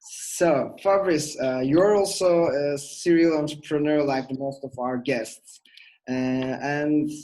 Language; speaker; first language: English; non-native, fluent; Turkish